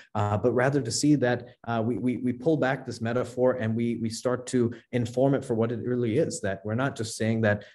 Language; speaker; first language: English; native; English